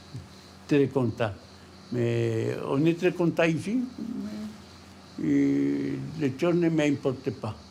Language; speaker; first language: French; non-native, learner; Spanish